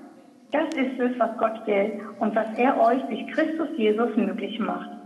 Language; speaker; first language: German; native; German